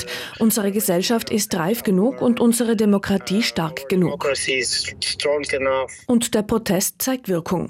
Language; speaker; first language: German; native; German